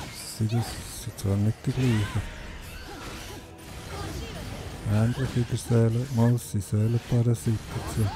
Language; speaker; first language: German; native; German